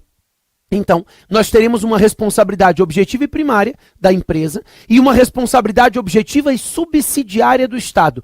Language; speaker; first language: Portuguese; native; Portuguese